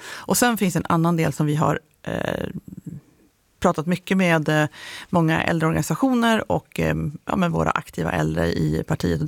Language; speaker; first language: Swedish; native; Swedish